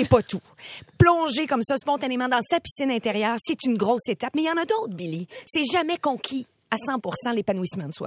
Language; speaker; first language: French; native; French